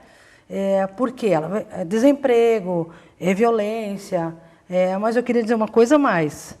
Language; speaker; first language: Portuguese; native; Portuguese